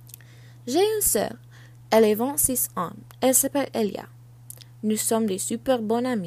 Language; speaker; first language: French; non-native, learner; English